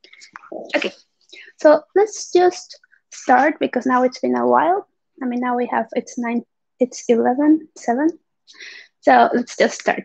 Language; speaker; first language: English; non-native, fluent; Spanish